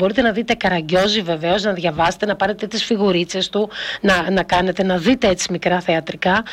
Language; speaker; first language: Greek; early bilingual, heritage; Greek